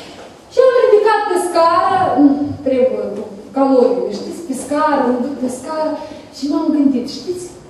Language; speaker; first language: Romanian; non-native, learner; Russian